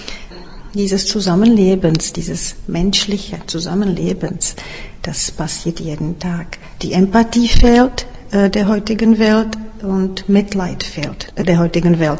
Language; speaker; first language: German; non-native, fluent; Czech